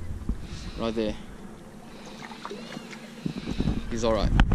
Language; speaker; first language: English; native; English